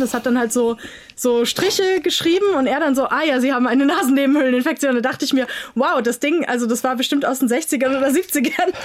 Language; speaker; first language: German; native; German